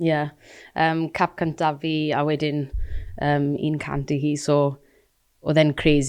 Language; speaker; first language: Welsh; non-native, local second language; English